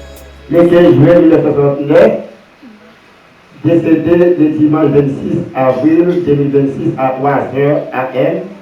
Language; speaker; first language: French; non-native, local second language; Haitian Creole